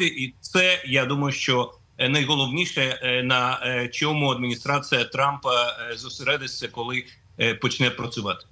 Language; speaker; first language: Ukrainian; non-native, fluent; Russian